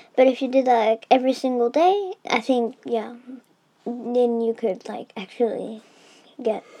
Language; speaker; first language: English; early bilingual, heritage; English